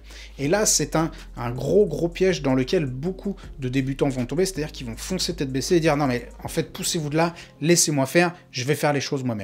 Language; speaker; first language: French; native; French